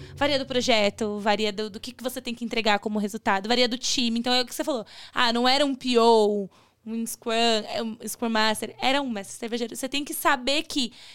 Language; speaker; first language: Portuguese; native; Portuguese